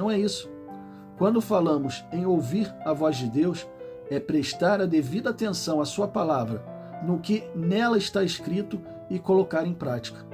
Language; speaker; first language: Portuguese; native; Portuguese